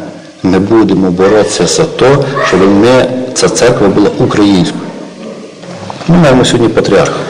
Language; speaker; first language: Ukrainian; native; Ukrainian